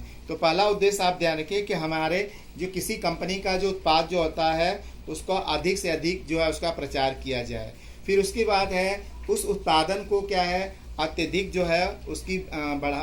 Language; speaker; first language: Hindi; native; Hindi